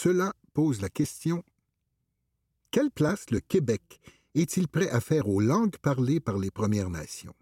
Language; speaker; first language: French; native; French